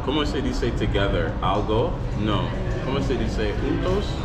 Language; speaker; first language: Spanish; non-native, learner; English